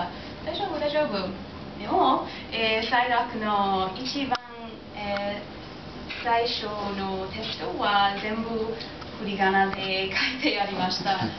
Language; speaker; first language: Japanese; non-native, learner; English